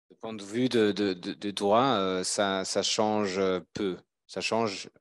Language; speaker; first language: French; non-native, fluent; German